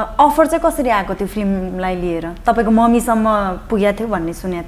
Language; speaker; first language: Nepali; native; Nepali